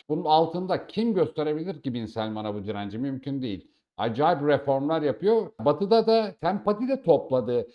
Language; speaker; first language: Turkish; native; Turkish